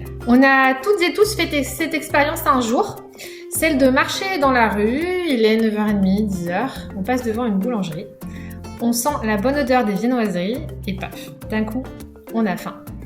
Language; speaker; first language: French; native; French